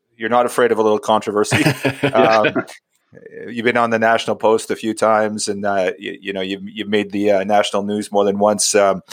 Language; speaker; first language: English; native; English